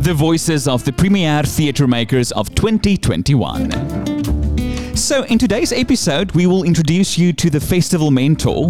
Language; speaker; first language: English; non-native, local second language; Afrikaans